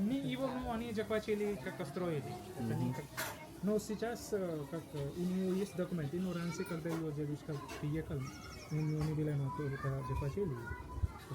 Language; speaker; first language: Russian; non-native, learner; Hindi